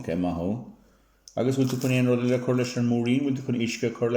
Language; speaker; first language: Irish; native; Irish